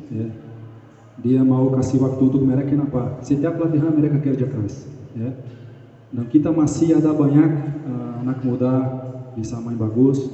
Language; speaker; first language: Indonesian; non-native, fluent; Portuguese